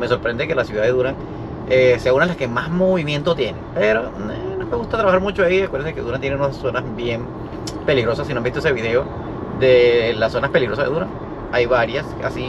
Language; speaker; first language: Spanish; native; Spanish